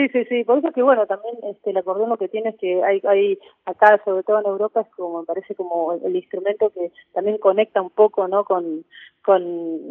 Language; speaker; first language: Spanish; native; Spanish